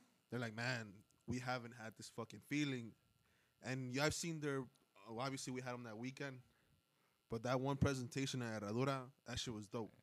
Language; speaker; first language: English; early bilingual, other home language; Spanish